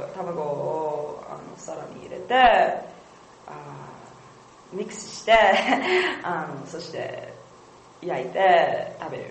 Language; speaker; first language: Japanese; non-native, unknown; English